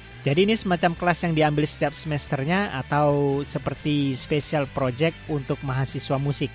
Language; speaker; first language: Indonesian; native; Indonesian